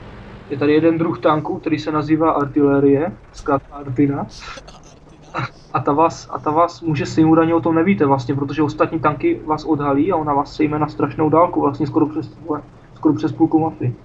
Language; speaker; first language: Czech; native; Czech